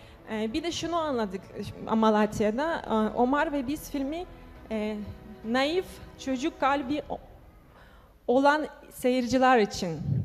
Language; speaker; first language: Turkish; non-native, learner; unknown